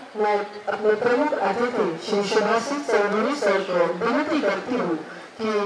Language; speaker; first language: Hindi; non-native, local second language; Marathi